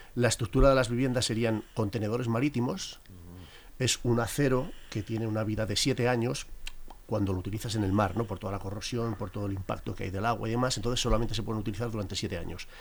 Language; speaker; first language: Spanish; native; Spanish